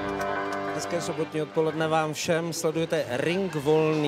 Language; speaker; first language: Czech; native; Czech